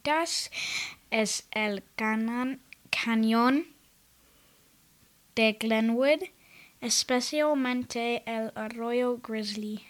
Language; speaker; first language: Spanish; non-native, learner; English